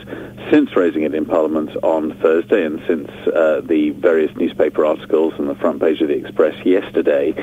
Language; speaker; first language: English; native; English